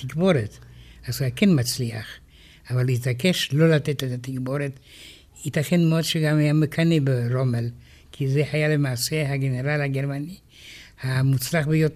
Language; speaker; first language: Hebrew; non-native, fluent; Romanian